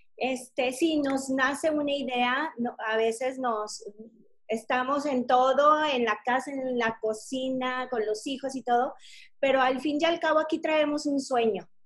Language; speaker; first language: Spanish; native; Spanish